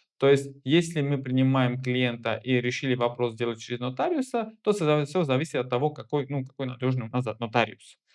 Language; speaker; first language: Russian; non-native, fluent; Armenian